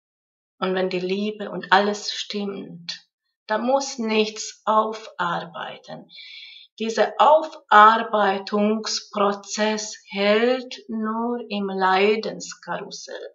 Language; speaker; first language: German; non-native, fluent; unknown